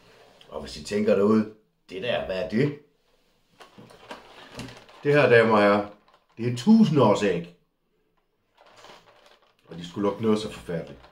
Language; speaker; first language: Danish; native; Danish